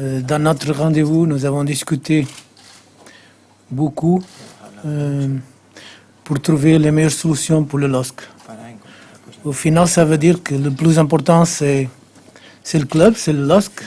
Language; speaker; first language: French; non-native, fluent; Portuguese